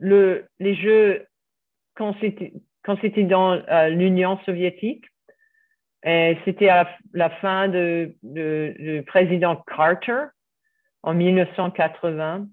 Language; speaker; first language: French; non-native, fluent; English